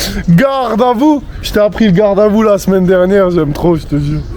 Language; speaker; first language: French; native; French